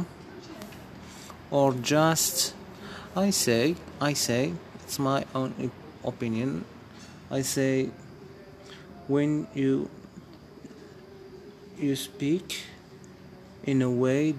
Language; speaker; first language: English; non-native, fluent; Berber languages